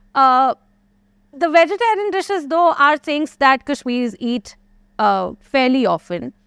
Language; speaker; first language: English; non-native, local second language; Kashmiri